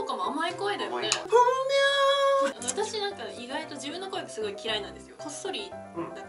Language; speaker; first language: Japanese; native; Japanese